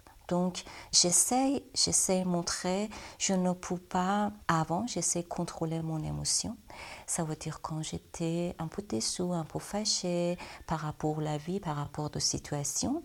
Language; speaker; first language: French; non-native, learner; Persian